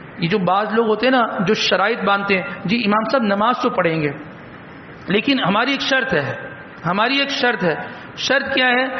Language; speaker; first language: Urdu; native; Urdu